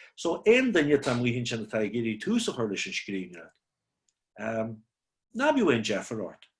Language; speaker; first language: Irish; native; Irish